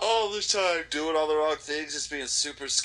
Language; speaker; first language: English; native; English